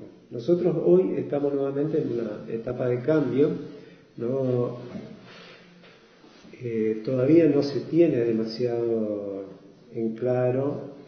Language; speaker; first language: Spanish; native; Spanish